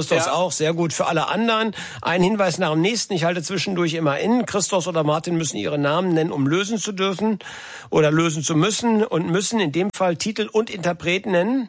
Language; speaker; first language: German; native; German